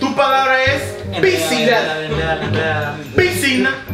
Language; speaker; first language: Spanish; early bilingual, heritage; Spanish